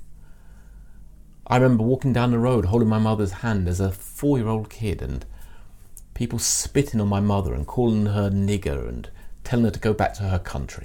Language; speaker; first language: English; native; English